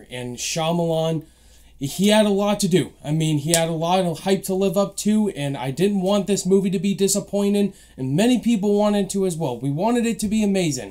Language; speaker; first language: English; native; English